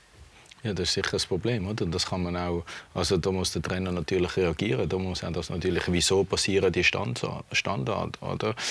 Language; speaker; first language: German; native; German